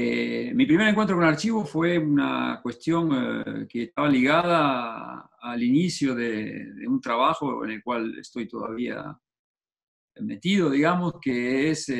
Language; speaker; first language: Spanish; native; Spanish